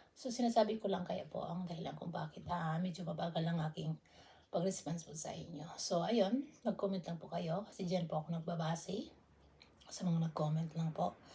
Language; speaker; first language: Filipino; non-native, local second language; Cebuano